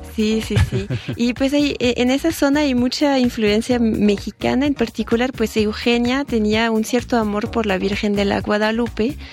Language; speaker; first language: Spanish; non-native, fluent; French